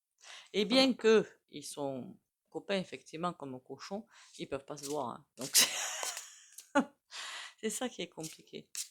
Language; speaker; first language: French; native; French